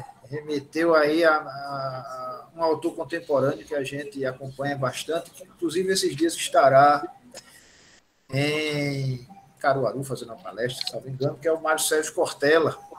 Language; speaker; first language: Portuguese; native; Portuguese